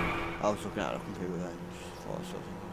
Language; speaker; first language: English; native; English